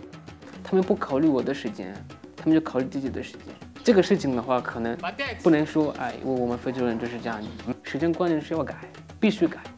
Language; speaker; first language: Chinese; non-native, fluent; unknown